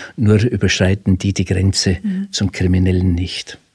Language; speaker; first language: German; native; German